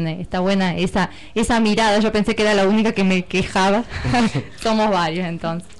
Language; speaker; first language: Spanish; native; Spanish